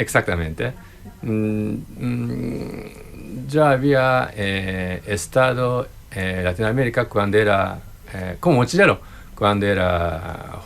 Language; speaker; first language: Spanish; non-native, learner; Japanese